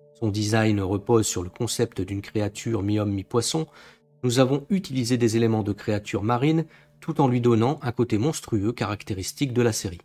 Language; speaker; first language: French; native; French